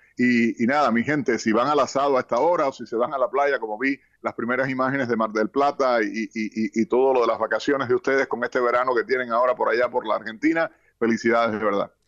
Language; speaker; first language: Spanish; native; Spanish